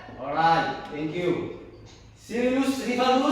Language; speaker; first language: English; non-native, learner; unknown